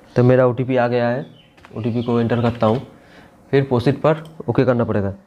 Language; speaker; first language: Hindi; non-native, local second language; Bangla